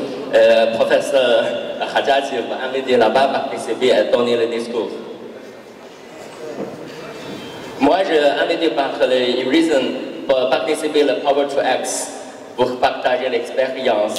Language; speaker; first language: French; non-native, learner; Chinese